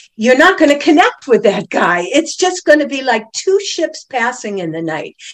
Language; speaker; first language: English; native; English